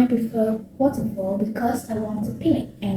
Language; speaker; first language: English; non-native, learner; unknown